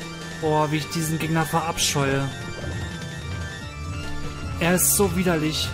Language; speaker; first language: German; native; German